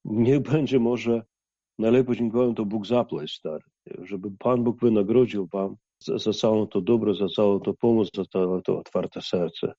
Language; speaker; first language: Polish; non-native, fluent; Ukrainian